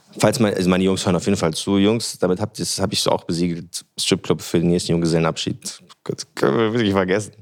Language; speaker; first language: German; early bilingual, other home language; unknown